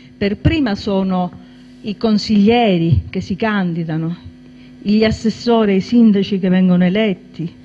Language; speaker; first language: Italian; native; Italian